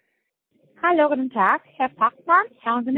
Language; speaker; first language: German; non-native, learner; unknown